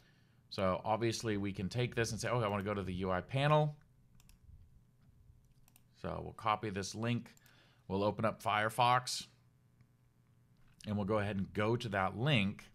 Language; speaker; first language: English; native; English